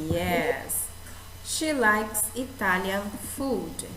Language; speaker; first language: English; non-native, fluent; Portuguese